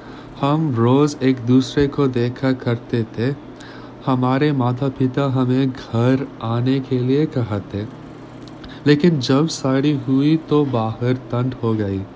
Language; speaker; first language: Hindi; non-native, learner; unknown